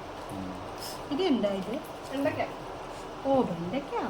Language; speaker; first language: Malayalam; non-native, learner; Bodo